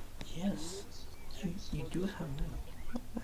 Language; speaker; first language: English; non-native, learner; Chinese